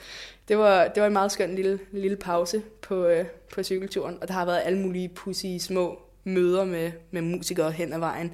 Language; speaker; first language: Danish; native; Danish